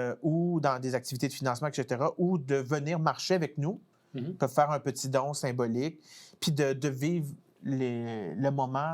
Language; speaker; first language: French; native; French